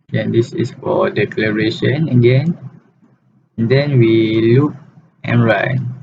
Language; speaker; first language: English; non-native, local second language; Malay